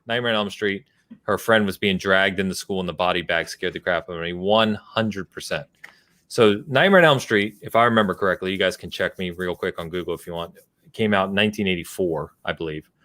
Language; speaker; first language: English; native; English